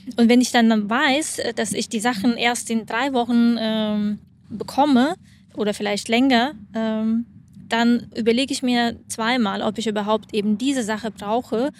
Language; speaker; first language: German; non-native, fluent; Lithuanian